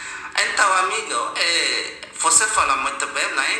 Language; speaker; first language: Portuguese; non-native, learner; Indonesian